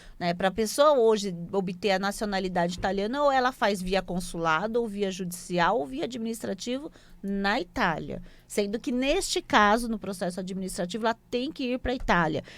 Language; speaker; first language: Portuguese; native; Portuguese